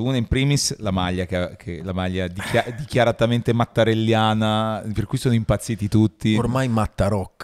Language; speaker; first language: Italian; native; Italian